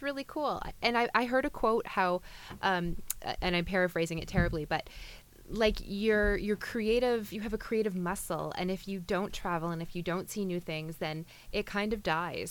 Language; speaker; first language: English; native; English